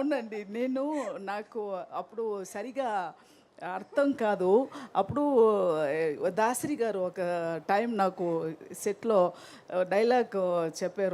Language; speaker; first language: Telugu; non-native, fluent; Tamil